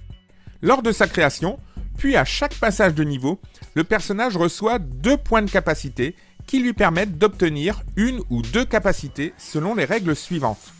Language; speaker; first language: French; native; French